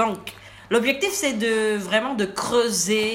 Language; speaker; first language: French; non-native, learner; Indonesian